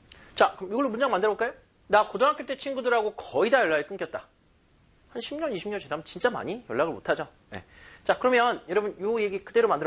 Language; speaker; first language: Korean; native; Korean